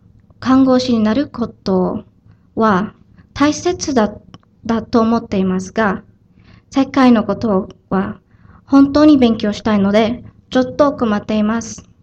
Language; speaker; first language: Japanese; non-native, learner; Filipino